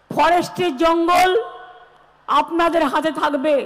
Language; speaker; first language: Hindi; non-native, local second language; Bangla